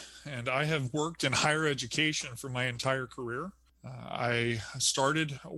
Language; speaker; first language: English; native; English